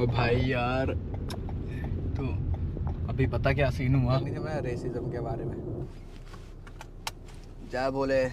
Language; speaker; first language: Hindi; native; Hindi